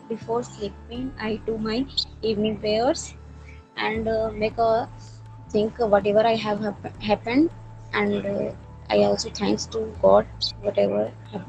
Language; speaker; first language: English; non-native, learner; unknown